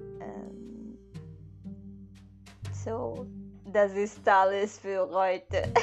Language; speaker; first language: German; non-native, learner; Portuguese